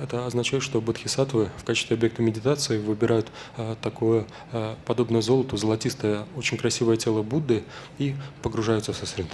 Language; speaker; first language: Russian; native; Russian